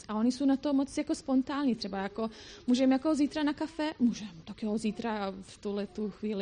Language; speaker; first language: Czech; non-native, fluent; Croatian